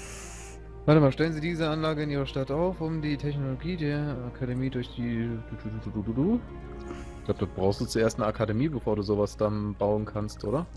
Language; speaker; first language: German; native; German